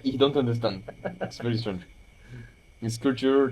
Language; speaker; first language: English; non-native, learner; French